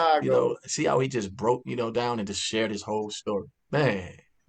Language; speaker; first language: English; native; English